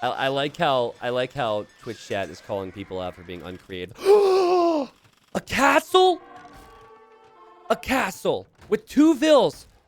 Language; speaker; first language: English; native; English